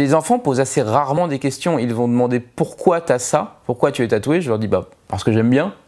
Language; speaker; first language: French; native; French